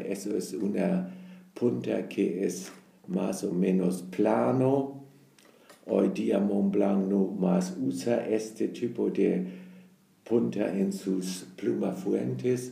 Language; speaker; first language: Spanish; non-native, fluent; German